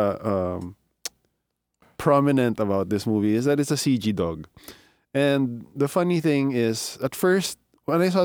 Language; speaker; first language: English; non-native, local second language; Filipino